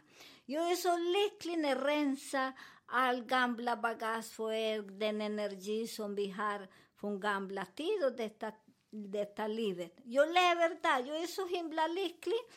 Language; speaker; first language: Swedish; non-native, learner; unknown